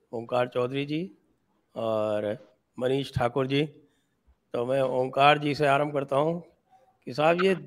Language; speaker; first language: Hindi; native; Hindi